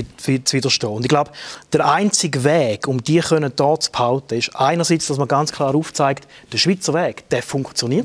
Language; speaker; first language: German; native; German